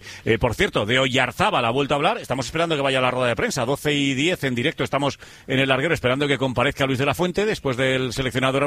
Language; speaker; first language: Spanish; native; Spanish